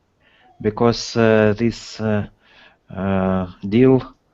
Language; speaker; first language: English; non-native, learner; Russian